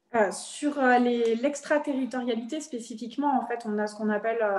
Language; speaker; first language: French; native; French